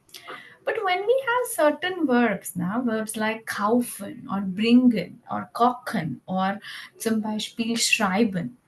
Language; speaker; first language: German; non-native, fluent; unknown